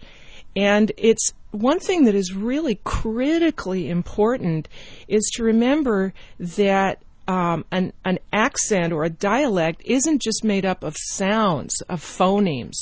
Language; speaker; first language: English; native; English